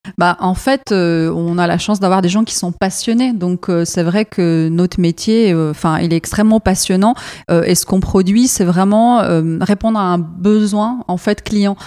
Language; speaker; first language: French; non-native, fluent; Arabic